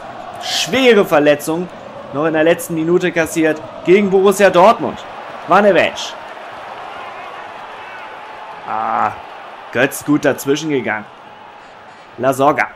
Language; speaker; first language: German; native; German